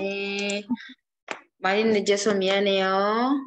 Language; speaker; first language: Korean; non-native, fluent; Indonesian